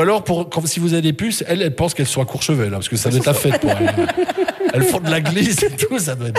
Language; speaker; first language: French; native; French